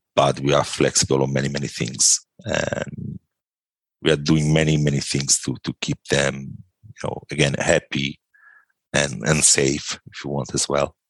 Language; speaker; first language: English; non-native, fluent; Italian